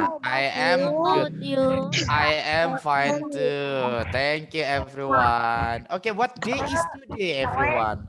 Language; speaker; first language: English; non-native, local second language; Indonesian